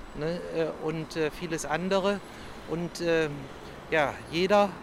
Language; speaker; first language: German; native; German